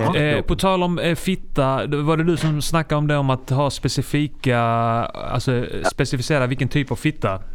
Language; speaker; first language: Swedish; non-native, fluent; Icelandic